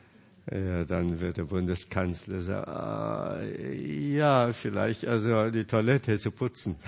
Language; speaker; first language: German; non-native, fluent; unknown